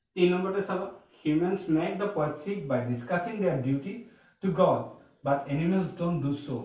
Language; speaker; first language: English; non-native, local second language; Assamese